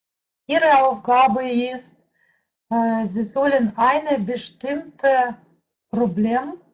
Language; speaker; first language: German; non-native, fluent; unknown